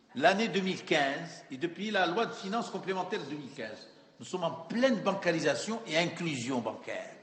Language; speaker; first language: French; non-native, local second language; Arabic